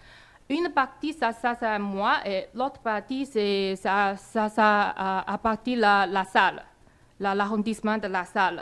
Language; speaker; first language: French; non-native, learner; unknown